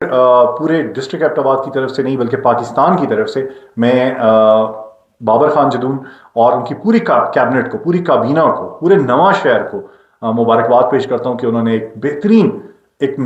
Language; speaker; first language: Urdu; non-native, local second language; Northern Hindko